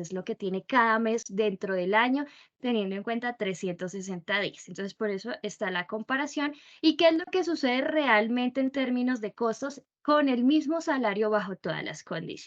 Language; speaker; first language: Spanish; native; Spanish